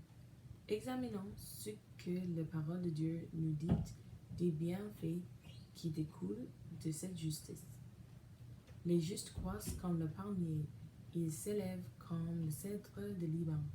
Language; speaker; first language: French; non-native, learner; English